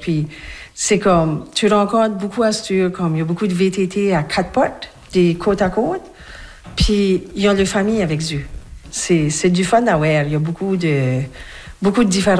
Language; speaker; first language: French; native; French